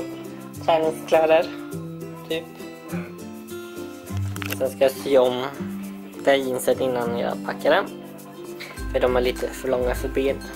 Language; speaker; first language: Swedish; non-native, fluent; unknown